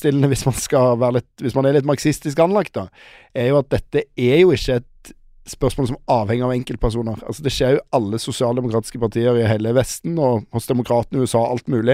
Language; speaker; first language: Norwegian; native; Norwegian